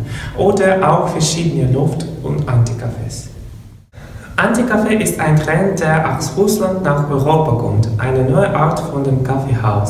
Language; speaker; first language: German; non-native, learner; Russian